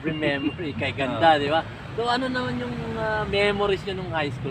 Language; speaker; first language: Filipino; native; Filipino